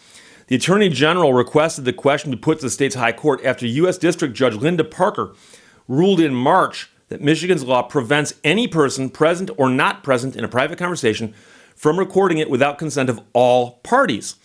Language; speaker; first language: English; native; English